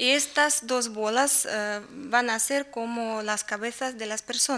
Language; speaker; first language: Spanish; non-native, learner; Russian